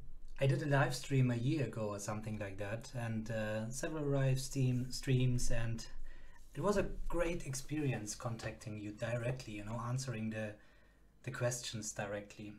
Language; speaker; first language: English; non-native, fluent; German